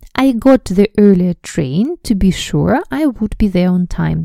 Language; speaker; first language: English; non-native, fluent; Russian